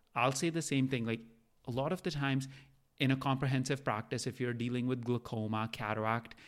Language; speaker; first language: English; non-native, local second language; Punjabi